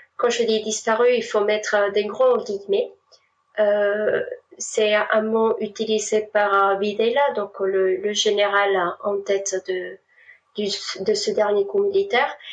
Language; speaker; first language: French; non-native, fluent; Spanish